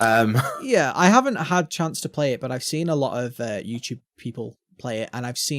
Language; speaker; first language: English; native; English